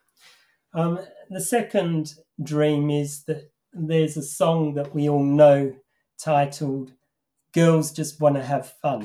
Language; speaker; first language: English; native; English